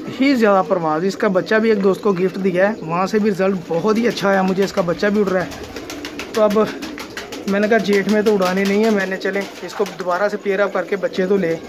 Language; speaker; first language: Urdu; non-native, local second language; Punjabi